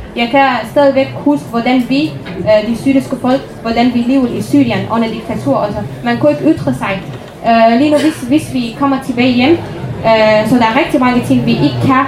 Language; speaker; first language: Danish; non-native, fluent; Arabic